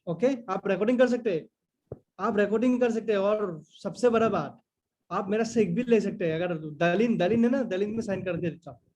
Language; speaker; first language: Hindi; non-native, local second language; Assamese